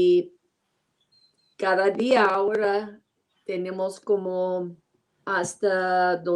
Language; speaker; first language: Spanish; non-native, learner; English